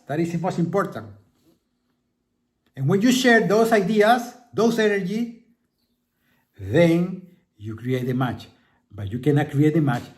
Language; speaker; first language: English; non-native, fluent; Spanish